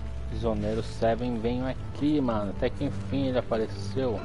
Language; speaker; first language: Portuguese; native; Portuguese